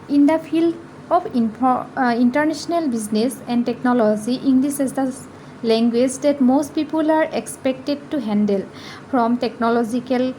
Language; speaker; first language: English; non-native, local second language; Assamese